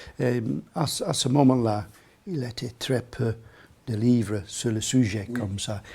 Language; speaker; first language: French; non-native, learner; English